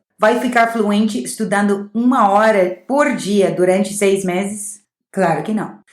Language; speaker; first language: Portuguese; non-native, fluent; English